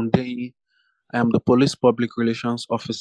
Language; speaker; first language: English; non-native, local second language; Yoruba